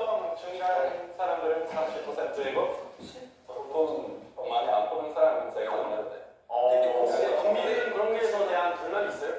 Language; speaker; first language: Korean; non-native, fluent; Norwegian